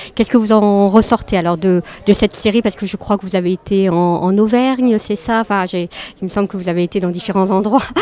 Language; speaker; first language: French; native; French